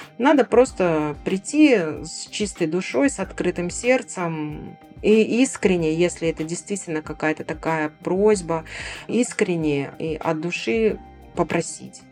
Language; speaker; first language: Russian; native; Russian